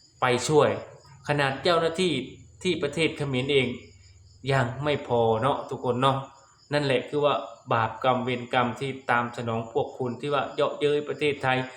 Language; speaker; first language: Thai; non-native, local second language; Lao